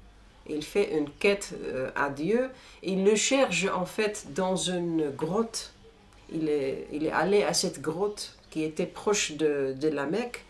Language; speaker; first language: French; non-native, fluent; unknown